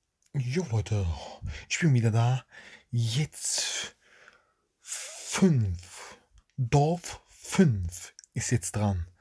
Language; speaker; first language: German; non-native, learner; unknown